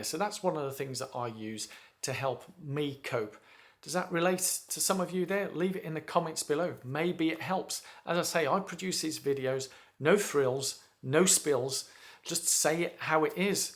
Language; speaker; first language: English; native; English